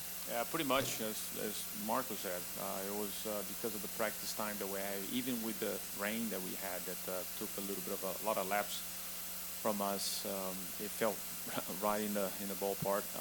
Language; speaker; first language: English; non-native, fluent; Portuguese